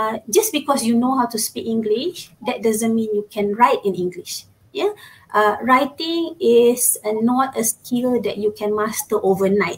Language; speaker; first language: English; non-native, local second language; Malay